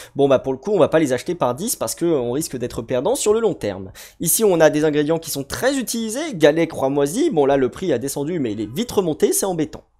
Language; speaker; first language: French; native; French